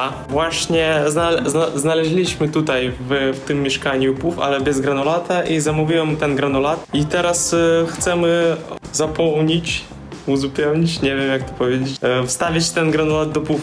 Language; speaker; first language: Polish; non-native, learner; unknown